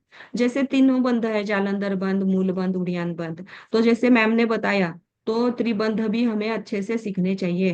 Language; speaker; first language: Hindi; native; Hindi